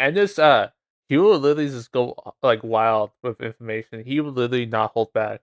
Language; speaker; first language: English; native; English